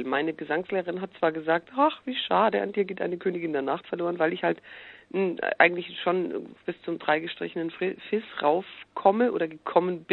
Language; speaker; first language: German; native; German